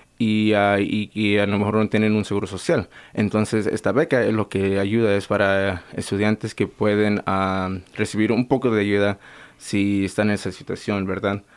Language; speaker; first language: Spanish; native; Spanish